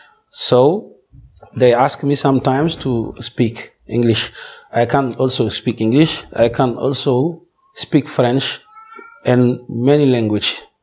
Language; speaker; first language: English; non-native, learner; Wolof